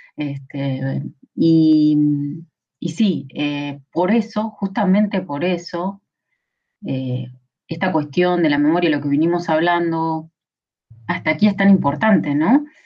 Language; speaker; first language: Spanish; native; Spanish